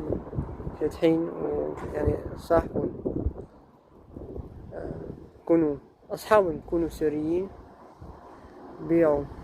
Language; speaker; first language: Arabic; native; Arabic